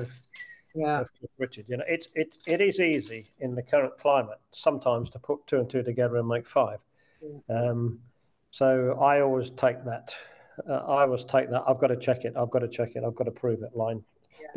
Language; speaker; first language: English; native; English